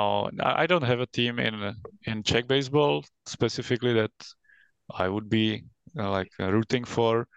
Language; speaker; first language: English; non-native, fluent; Czech